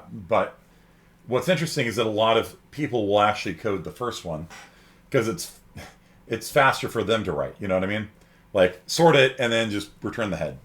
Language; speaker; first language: English; native; English